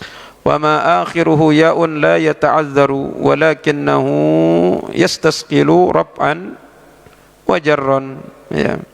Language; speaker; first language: Arabic; non-native, fluent; Indonesian